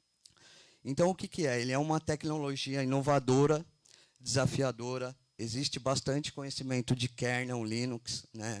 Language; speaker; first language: Portuguese; native; Portuguese